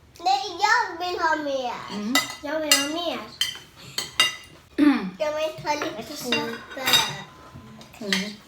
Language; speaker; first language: Swedish; early bilingual, other home language; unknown